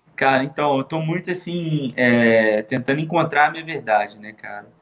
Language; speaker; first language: Portuguese; native; Portuguese